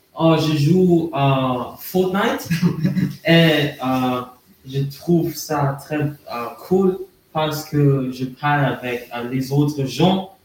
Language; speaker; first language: French; non-native, learner; German